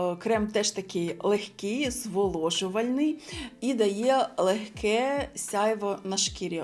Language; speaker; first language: Ukrainian; non-native, local second language; Russian